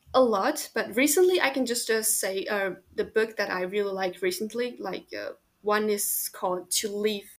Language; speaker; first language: English; non-native, fluent; Chinese